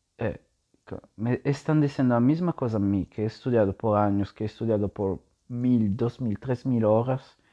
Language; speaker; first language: Spanish; non-native, learner; Italian